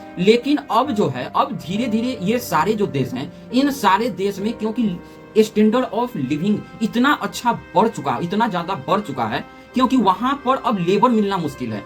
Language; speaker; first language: Hindi; native; Hindi